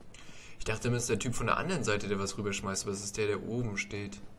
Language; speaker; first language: German; native; German